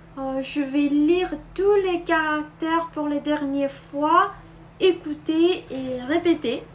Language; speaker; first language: French; non-native, fluent; Korean